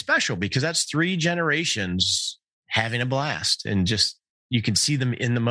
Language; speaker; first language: English; native; English